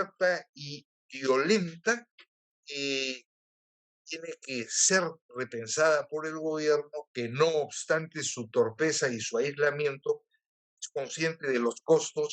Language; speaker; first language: Spanish; native; Spanish